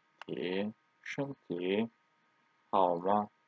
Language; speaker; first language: Chinese; non-native, learner; Turkish